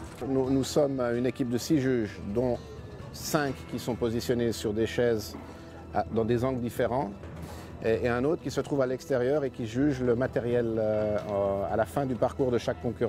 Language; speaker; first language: French; native; French